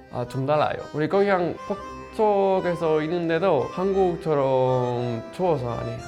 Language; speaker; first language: Korean; non-native, learner; Spanish